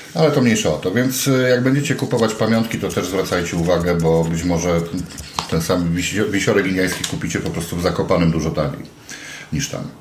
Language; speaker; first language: Polish; native; Polish